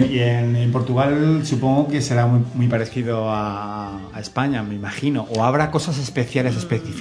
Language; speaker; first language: Spanish; native; Spanish